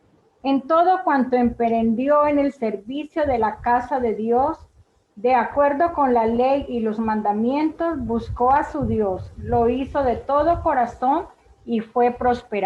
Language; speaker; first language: Spanish; native; Spanish